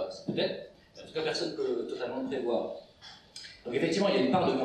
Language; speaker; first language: French; native; French